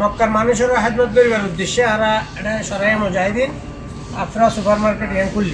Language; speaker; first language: Bangla; non-native, local second language; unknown